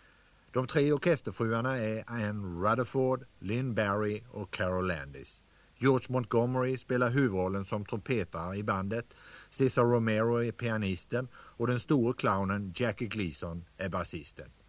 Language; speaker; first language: Swedish; native; Swedish